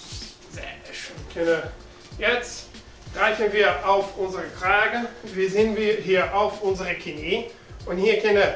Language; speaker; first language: German; non-native, learner; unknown